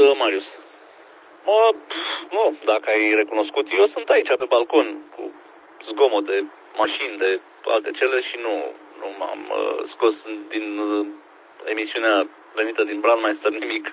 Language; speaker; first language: Romanian; native; Romanian